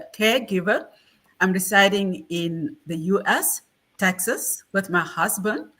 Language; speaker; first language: English; non-native, local second language; Afrikaans